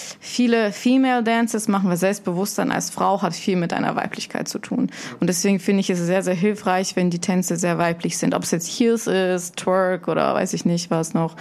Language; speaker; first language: German; early bilingual, other home language; Russian